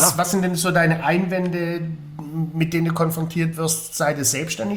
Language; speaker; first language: German; native; German